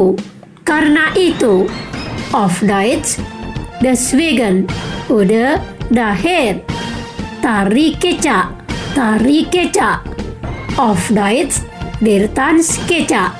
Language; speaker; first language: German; non-native, fluent; Indonesian